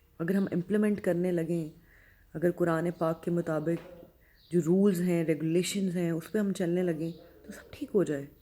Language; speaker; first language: Urdu; native; Urdu